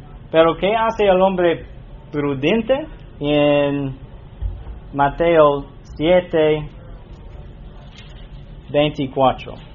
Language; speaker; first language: Spanish; non-native, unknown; English